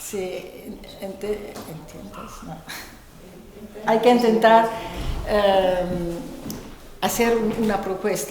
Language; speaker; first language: Spanish; non-native, fluent; Dutch